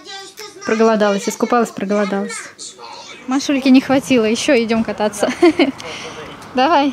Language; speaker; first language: Russian; native; Russian